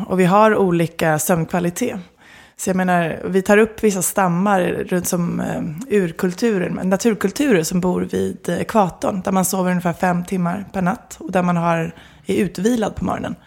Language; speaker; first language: Swedish; native; Swedish